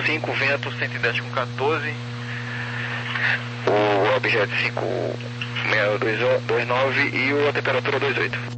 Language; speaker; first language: Portuguese; native; Portuguese